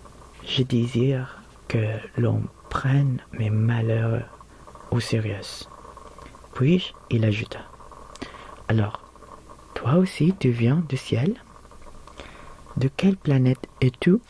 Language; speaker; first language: French; non-native, learner; Filipino